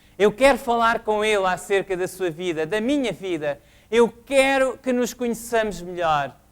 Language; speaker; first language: Portuguese; native; Portuguese